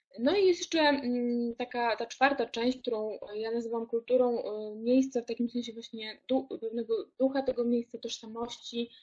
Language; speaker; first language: Polish; native; Polish